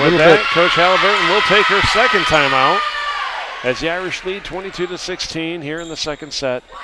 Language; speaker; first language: English; native; English